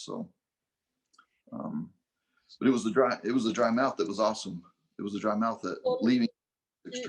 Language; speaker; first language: English; native; English